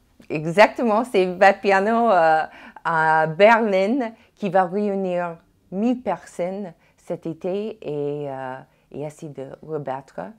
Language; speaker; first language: French; non-native, fluent; English